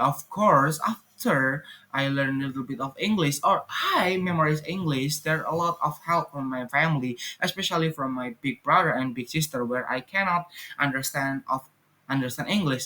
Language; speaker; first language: English; non-native, fluent; Indonesian